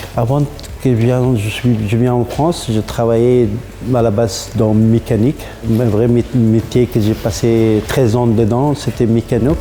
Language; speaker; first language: French; non-native, learner; Persian